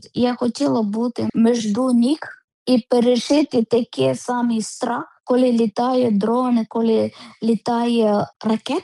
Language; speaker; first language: Ukrainian; non-native, learner; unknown